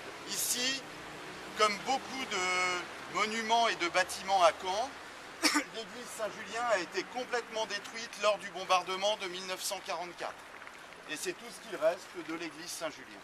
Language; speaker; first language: French; native; French